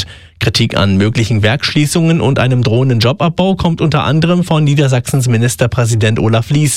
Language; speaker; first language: German; native; German